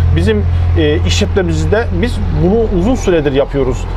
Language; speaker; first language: Turkish; native; Turkish